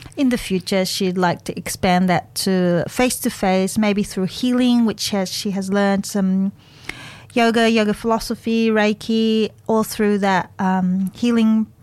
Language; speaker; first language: English; non-native, fluent; Japanese